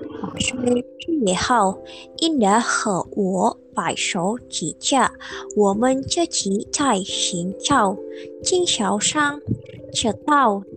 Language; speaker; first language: Chinese; non-native, learner; Indonesian